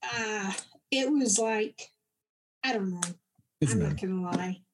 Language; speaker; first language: English; native; English